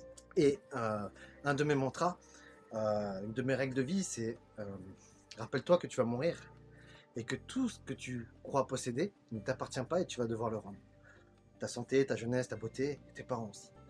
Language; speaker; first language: French; native; French